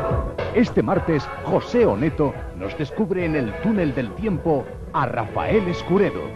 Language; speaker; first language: Spanish; native; Spanish